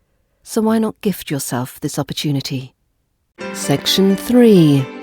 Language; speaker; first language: English; native; English